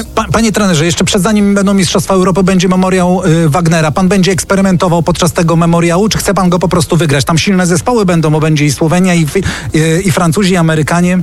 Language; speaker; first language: Polish; native; Polish